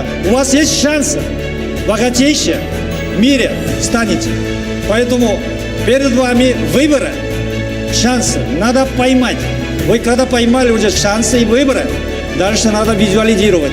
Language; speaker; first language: Russian; non-native, learner; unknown